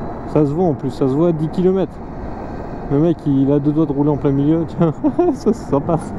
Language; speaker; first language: French; native; French